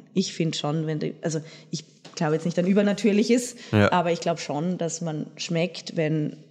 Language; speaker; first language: German; native; German